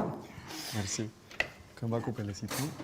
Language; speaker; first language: French; non-native, fluent; Spanish